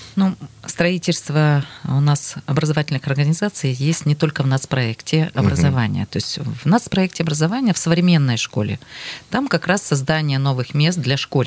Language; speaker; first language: Russian; native; Russian